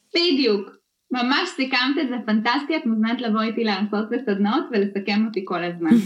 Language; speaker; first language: Hebrew; early bilingual, other home language; Russian